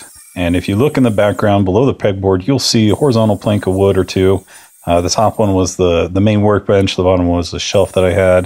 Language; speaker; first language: English; native; English